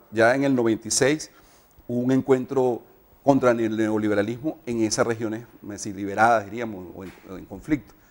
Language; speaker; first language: Spanish; native; Spanish